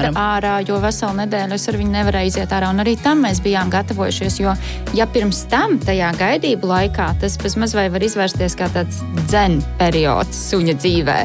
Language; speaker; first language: Latvian; native; Latvian